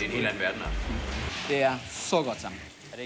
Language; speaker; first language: Danish; native; Danish